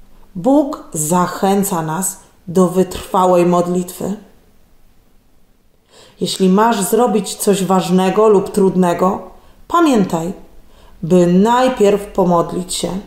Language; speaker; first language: Polish; native; Polish